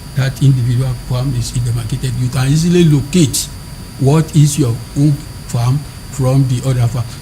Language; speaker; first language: English; non-native, local second language; Yoruba